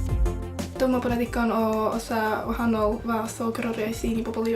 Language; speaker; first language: Welsh; native; Welsh